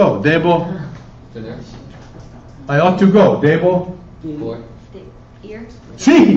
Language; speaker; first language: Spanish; non-native, fluent; English